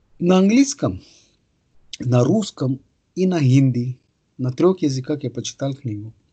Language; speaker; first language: Russian; non-native, fluent; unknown